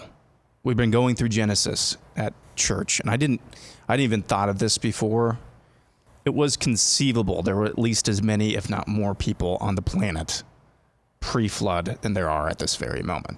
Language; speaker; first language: English; native; English